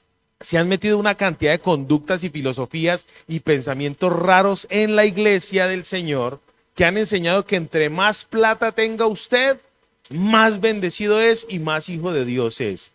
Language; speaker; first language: Spanish; native; Spanish